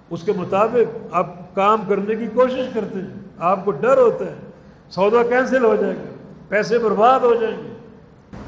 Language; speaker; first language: Urdu; native; Urdu